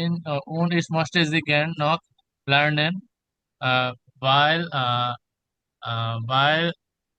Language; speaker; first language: German; non-native, learner; Bangla